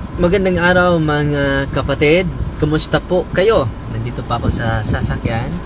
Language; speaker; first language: Filipino; non-native, local second language; Cebuano